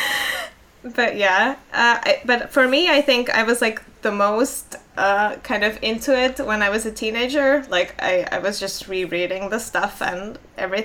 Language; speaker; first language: English; non-native, fluent; Finnish